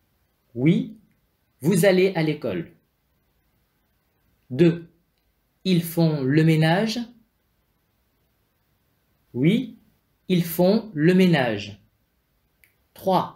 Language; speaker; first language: French; non-native, fluent; Vietnamese